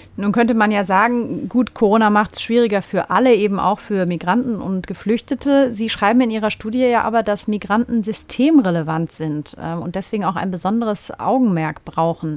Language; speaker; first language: German; native; German